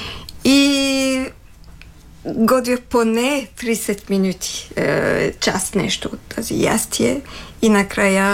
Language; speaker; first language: Bulgarian; non-native, fluent; French